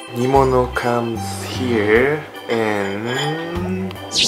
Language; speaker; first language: English; non-native, learner; Japanese